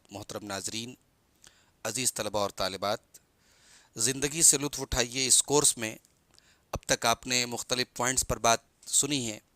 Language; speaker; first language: Urdu; native; Urdu